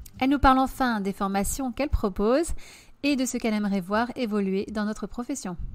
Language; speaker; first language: French; native; French